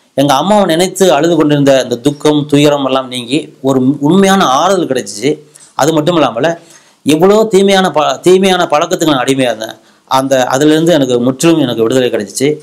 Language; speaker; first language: Tamil; non-native, local second language; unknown